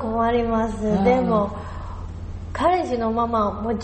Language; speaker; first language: Japanese; non-native, learner; Chinese